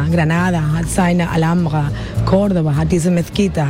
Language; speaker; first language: German; non-native, fluent; Spanish